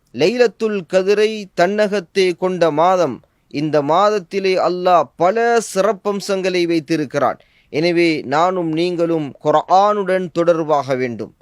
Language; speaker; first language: Tamil; native; Tamil